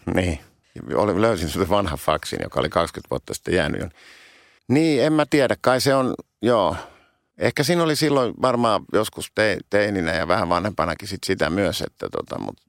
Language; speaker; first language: Finnish; native; Finnish